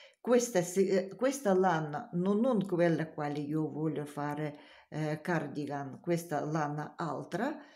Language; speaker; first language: Italian; non-native, learner; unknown